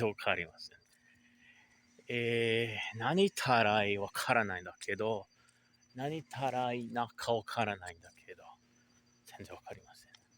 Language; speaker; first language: Japanese; non-native, learner; Portuguese